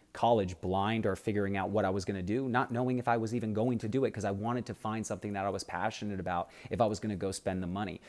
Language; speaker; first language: English; native; English